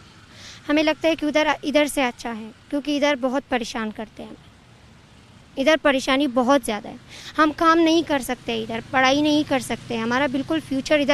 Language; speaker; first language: Hindi; non-native, learner; Persian